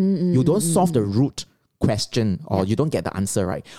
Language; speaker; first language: English; non-native, local second language; Chinese